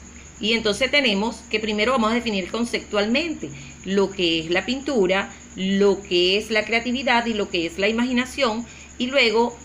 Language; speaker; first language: Spanish; native; Spanish